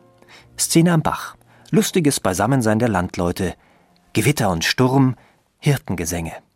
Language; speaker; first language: German; native; German